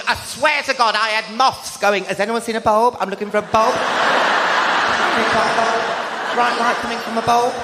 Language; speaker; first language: English; native; English